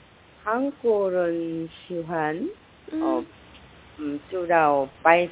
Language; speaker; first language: Chinese; non-native, learner; Korean